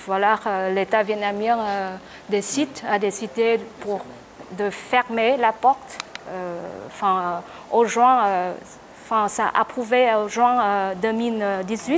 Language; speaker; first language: French; non-native, learner; Vietnamese